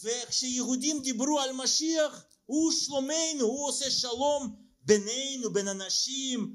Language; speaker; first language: Hebrew; non-native, fluent; Russian